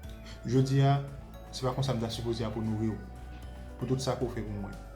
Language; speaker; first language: French; non-native, local second language; Haitian Creole